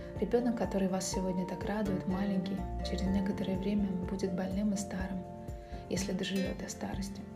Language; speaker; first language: Russian; native; Russian